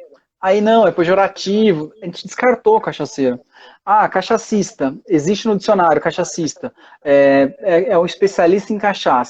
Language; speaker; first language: Portuguese; native; Portuguese